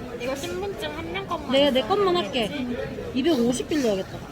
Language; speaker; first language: Korean; native; Korean